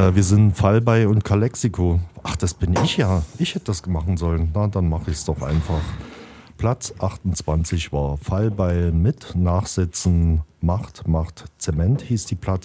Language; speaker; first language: German; native; German